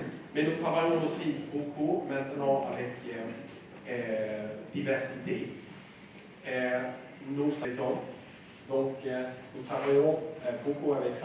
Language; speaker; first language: French; non-native, learner; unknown